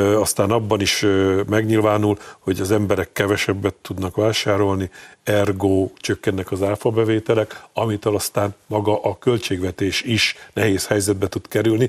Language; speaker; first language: Hungarian; native; Hungarian